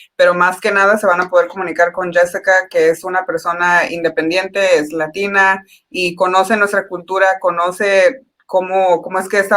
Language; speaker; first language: Spanish; early bilingual, heritage; Spanish